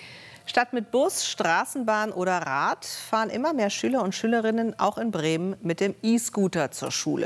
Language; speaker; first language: German; native; German